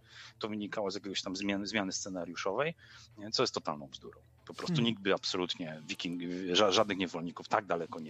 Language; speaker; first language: Polish; native; Polish